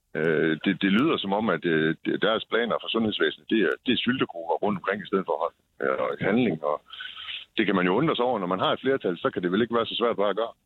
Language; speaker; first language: Danish; native; Danish